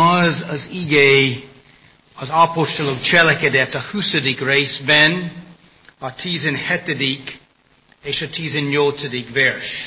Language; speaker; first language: Hungarian; non-native, fluent; English